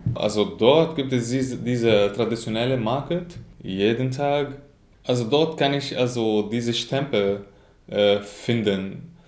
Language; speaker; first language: German; non-native, fluent; Arabic